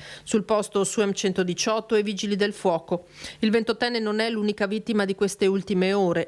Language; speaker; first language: Italian; native; Italian